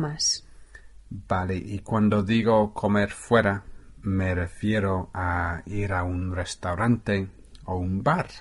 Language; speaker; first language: Spanish; non-native, fluent; English